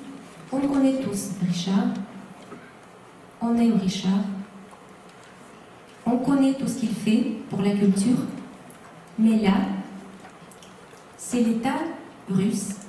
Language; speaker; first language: French; non-native, fluent; Russian